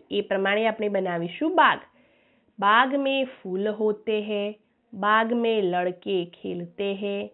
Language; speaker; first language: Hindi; non-native, local second language; Gujarati